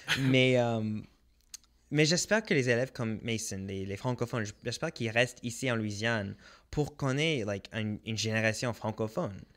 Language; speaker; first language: French; non-native, local second language; English